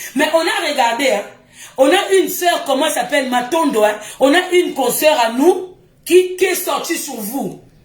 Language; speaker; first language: French; non-native, local second language; Lingala